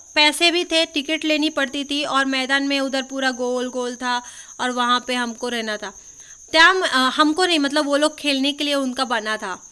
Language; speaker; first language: Hindi; non-native, local second language; Marathi